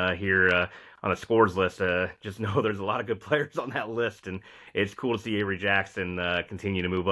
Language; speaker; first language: English; native; English